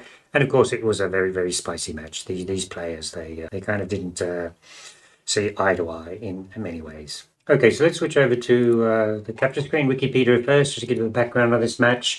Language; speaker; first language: English; native; English